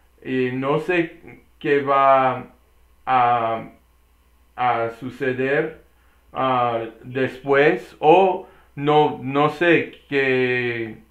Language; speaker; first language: Spanish; non-native, learner; English